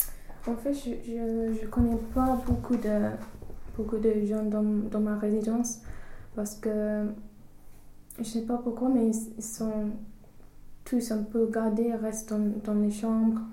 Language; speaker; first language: French; non-native, fluent; English